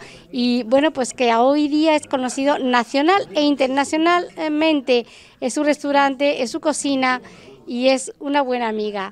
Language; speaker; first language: Spanish; native; Spanish